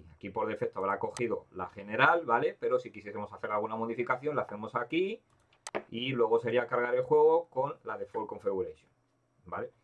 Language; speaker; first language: Spanish; native; Spanish